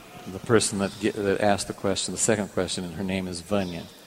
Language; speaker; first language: English; non-native, fluent; Portuguese